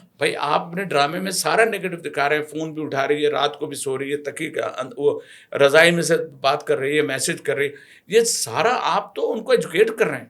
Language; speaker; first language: Urdu; native; Urdu